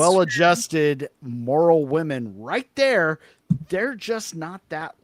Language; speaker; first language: English; native; English